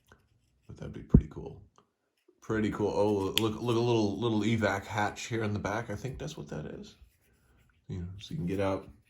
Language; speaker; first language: English; native; English